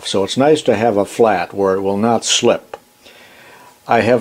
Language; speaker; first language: English; native; English